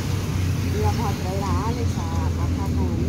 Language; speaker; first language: Spanish; native; Spanish